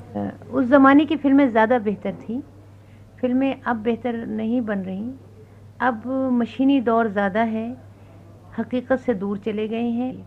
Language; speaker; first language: Urdu; native; Urdu